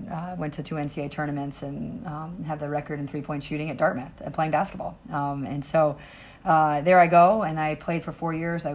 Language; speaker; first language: English; native; English